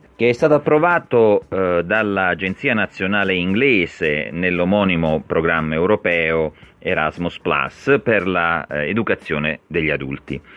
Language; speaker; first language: Italian; native; Italian